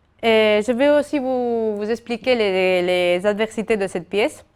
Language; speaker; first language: French; non-native, fluent; Spanish